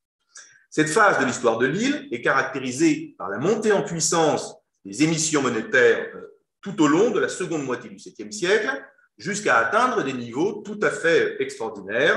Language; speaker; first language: French; native; French